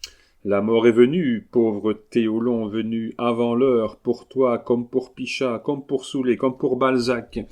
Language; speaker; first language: French; native; French